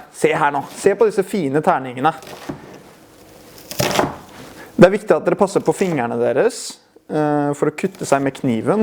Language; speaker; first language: Norwegian; native; Norwegian